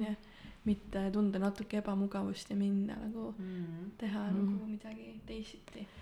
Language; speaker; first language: Estonian; native; Estonian